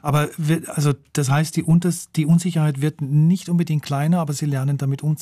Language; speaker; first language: German; native; German